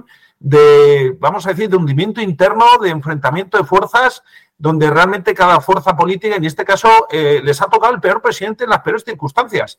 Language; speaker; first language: Spanish; native; Spanish